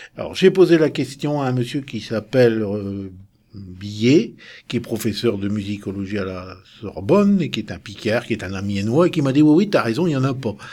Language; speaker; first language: French; native; French